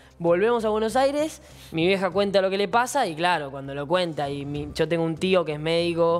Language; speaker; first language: Spanish; native; Spanish